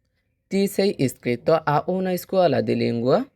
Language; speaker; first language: Italian; non-native, fluent; Bangla